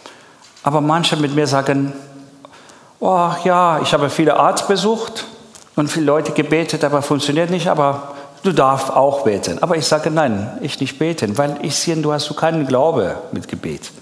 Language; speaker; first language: German; non-native, learner; Persian